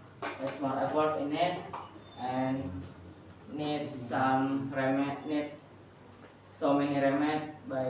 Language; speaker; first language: English; non-native, learner; Indonesian